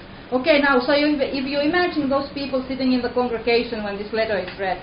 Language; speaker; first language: English; non-native, fluent; Finnish